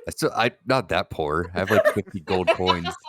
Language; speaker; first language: English; native; English